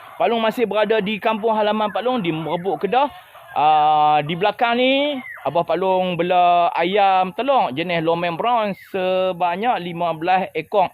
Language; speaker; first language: Malay; native; Malay